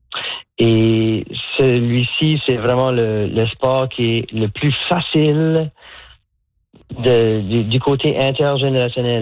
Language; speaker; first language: French; native; French